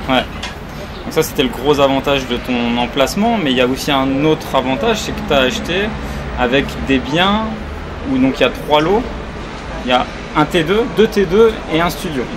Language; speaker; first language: French; native; French